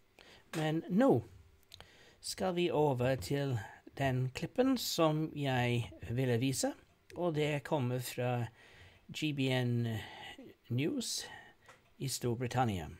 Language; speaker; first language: Norwegian; non-native, fluent; English